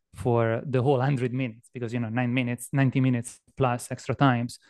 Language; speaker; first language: English; non-native, fluent; Italian